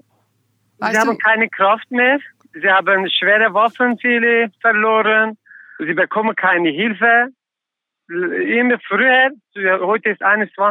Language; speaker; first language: German; non-native, learner; Kurdish